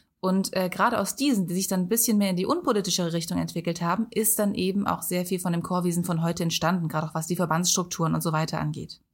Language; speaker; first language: German; native; German